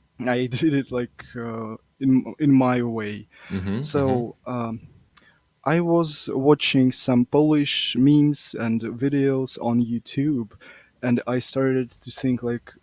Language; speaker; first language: English; non-native, fluent; Russian